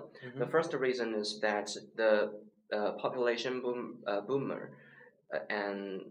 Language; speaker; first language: English; non-native, learner; Chinese